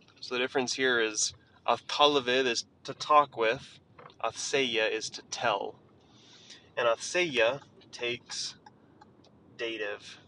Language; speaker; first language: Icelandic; non-native, learner; English